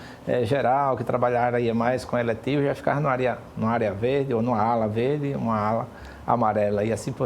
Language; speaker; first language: Portuguese; native; Portuguese